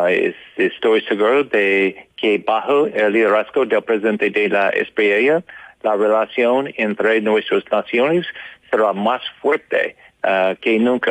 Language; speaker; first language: Spanish; non-native, learner; English